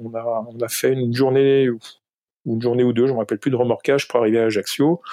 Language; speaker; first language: French; native; French